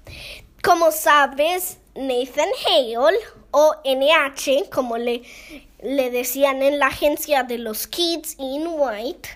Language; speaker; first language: Spanish; early bilingual, heritage; Spanish